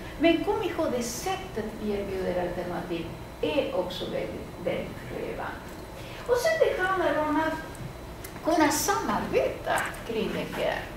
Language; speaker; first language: Swedish; non-native, fluent; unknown